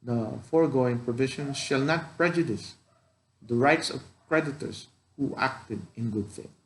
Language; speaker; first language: English; non-native, local second language; Filipino